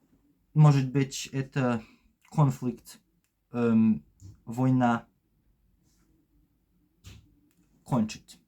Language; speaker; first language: Russian; non-native, learner; Polish